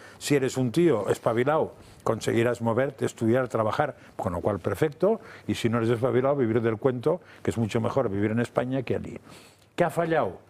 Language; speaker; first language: Spanish; native; Spanish